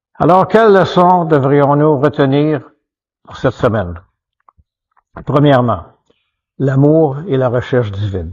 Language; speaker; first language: French; native; French